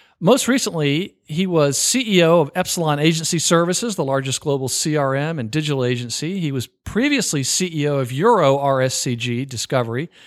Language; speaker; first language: English; native; English